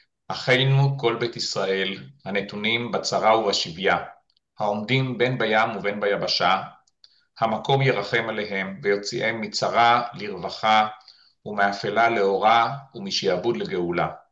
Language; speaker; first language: Hebrew; native; Hebrew